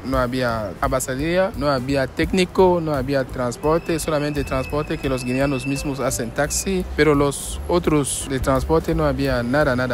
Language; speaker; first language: Spanish; non-native, fluent; French